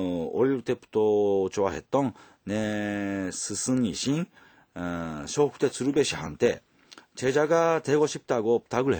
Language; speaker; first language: Korean; non-native, fluent; Japanese